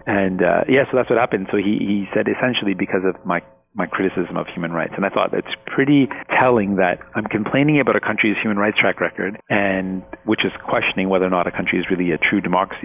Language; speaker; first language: English; non-native, fluent; Punjabi